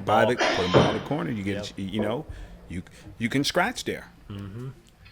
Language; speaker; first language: English; native; English